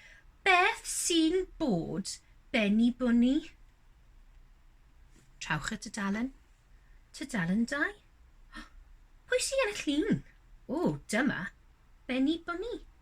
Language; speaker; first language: Welsh; non-native, local second language; English